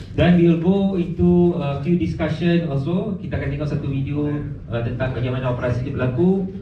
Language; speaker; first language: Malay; non-native, local second language; Tamil